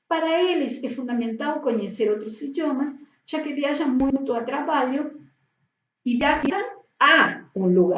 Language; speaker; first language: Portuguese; non-native, fluent; Spanish